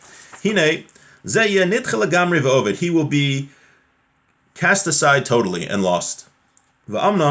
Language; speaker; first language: English; native; English